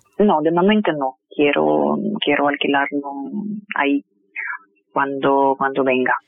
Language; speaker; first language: Spanish; non-native, fluent; Russian